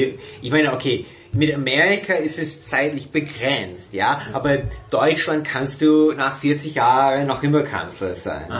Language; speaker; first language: German; non-native, fluent; English